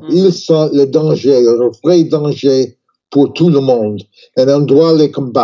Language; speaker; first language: French; non-native, learner; English